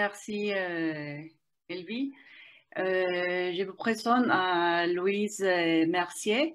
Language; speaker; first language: French; non-native, fluent; Spanish